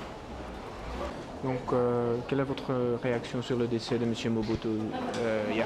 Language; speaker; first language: French; non-native, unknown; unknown